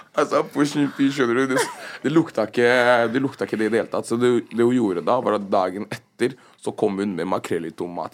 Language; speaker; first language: Norwegian; early bilingual, other home language; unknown